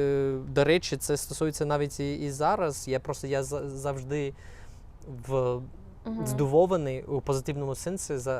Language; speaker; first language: Ukrainian; non-native, fluent; English